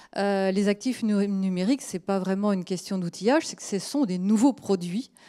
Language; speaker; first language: French; native; French